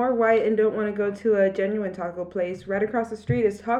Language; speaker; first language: English; native; English